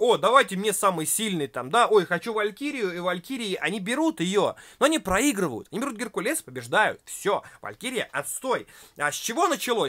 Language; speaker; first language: Russian; native; Russian